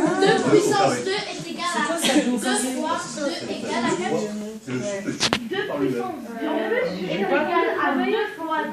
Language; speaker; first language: French; native; French